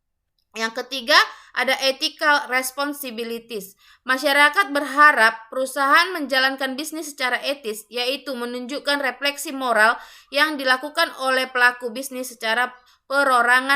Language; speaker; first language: Indonesian; native; Indonesian